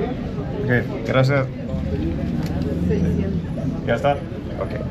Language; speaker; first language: Spanish; non-native, fluent; English